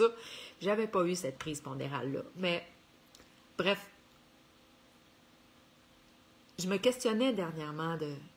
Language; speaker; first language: French; native; French